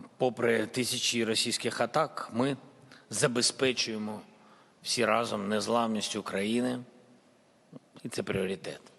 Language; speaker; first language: Ukrainian; non-native, local second language; Russian